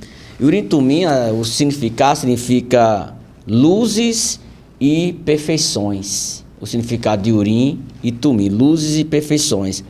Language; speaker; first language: Portuguese; native; Portuguese